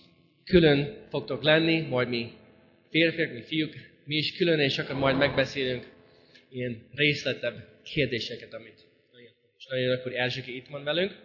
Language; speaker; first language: Hungarian; non-native, fluent; English